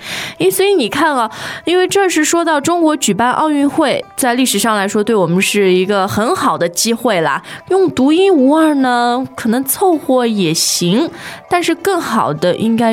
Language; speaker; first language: Chinese; native; Chinese